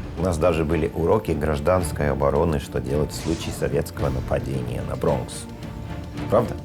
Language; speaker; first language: Russian; non-native, fluent; English